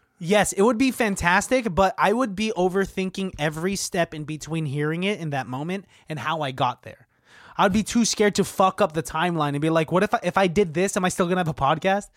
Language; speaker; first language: English; native; English